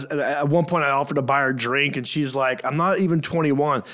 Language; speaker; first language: English; native; English